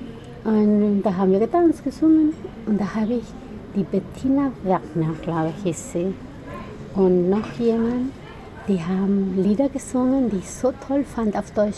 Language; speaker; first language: German; non-native, fluent; Spanish